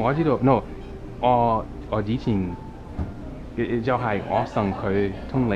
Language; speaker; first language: Cantonese; non-native, learner; English